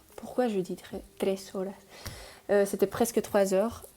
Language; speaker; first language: French; non-native, fluent; Spanish